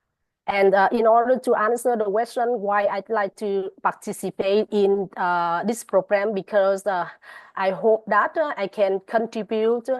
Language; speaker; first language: English; non-native, fluent; Vietnamese